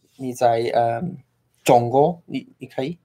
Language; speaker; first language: Chinese; non-native, learner; English